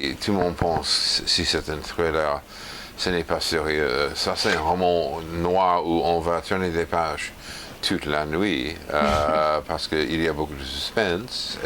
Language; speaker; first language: French; non-native, fluent; English